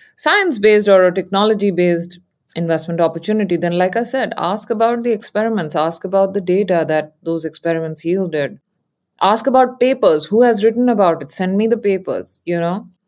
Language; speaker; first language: English; non-native, local second language; Hindi